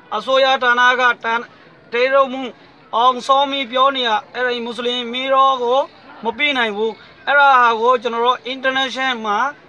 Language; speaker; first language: Burmese; non-native, local second language; Rohingya